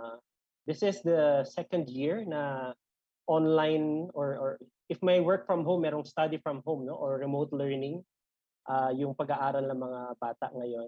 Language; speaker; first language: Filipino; native; Filipino